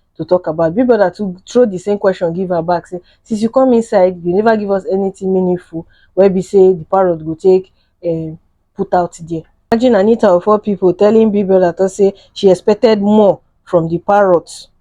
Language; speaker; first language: Nigerian Pidgin; native; Nigerian Pidgin